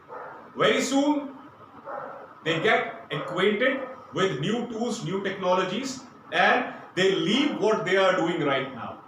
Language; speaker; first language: English; non-native, local second language; Hindi